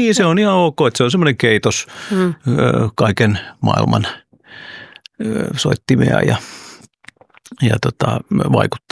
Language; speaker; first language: Finnish; early bilingual, other home language; Oromo